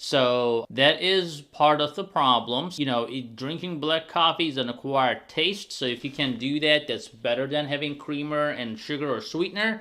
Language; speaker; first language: English; non-native, fluent; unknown